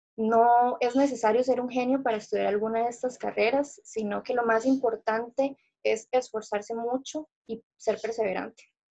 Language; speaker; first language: Spanish; native; Spanish